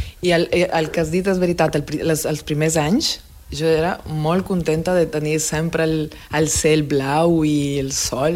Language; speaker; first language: Catalan; non-native, fluent; Spanish